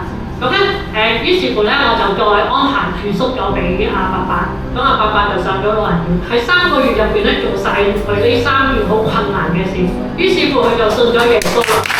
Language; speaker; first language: Cantonese; native; Cantonese